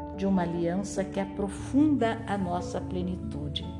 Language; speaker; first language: Portuguese; non-native, fluent; French